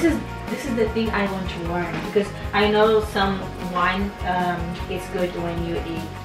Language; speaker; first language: English; non-native, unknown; Portuguese